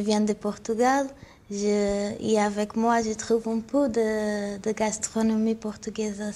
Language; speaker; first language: French; non-native, fluent; Portuguese